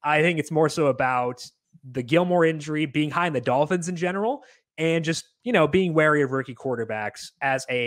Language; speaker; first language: English; native; English